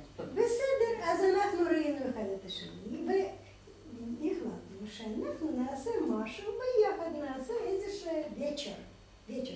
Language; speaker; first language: Hebrew; non-native, fluent; Russian